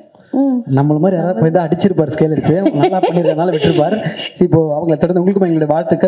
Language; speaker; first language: Tamil; native; Tamil